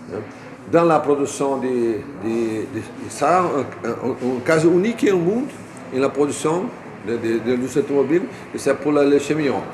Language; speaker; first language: French; non-native, fluent; Portuguese